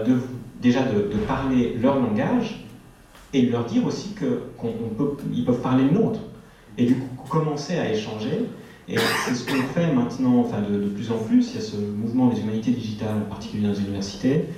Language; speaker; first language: French; native; French